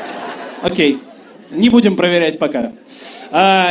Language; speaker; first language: Russian; native; Russian